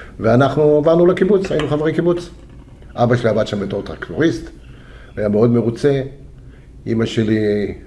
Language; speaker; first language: Hebrew; early bilingual, other home language; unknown